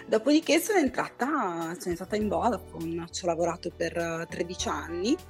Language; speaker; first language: Italian; native; Italian